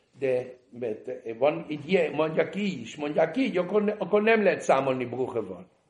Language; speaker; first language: Hungarian; early bilingual, heritage; Hungarian